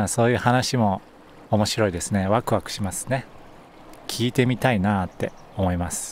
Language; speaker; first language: Japanese; native; Japanese